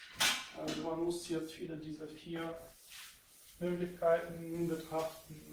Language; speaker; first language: German; non-native, fluent; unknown